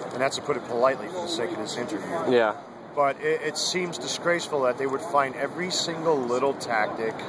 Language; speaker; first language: English; native; English